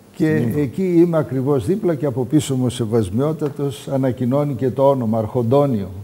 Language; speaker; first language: Greek; native; Greek